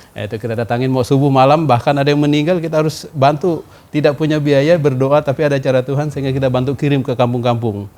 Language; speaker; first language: Indonesian; non-native, local second language; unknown